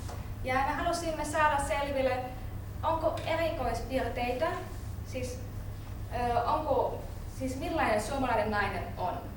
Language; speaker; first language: Finnish; non-native, learner; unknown